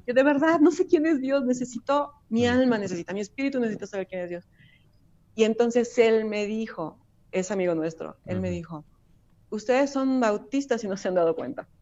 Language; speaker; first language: Spanish; native; Spanish